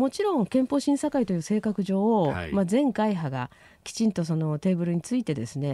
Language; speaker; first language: Japanese; native; Japanese